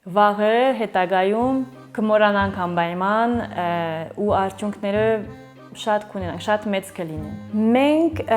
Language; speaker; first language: Armenian; early bilingual, heritage; Armenian